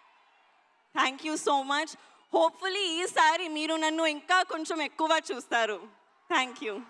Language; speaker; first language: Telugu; non-native, learner; Hindi